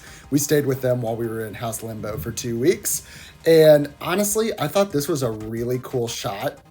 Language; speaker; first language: English; native; English